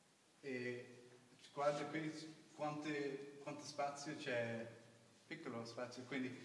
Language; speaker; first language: Italian; non-native, learner; English